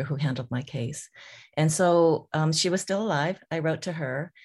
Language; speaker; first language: English; early bilingual, other home language; Korean